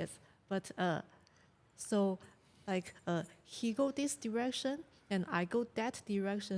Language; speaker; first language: English; non-native, learner; Chinese